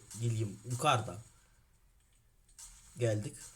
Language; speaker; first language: Turkish; non-native, learner; Ukrainian